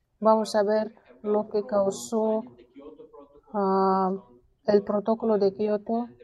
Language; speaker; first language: Spanish; non-native, learner; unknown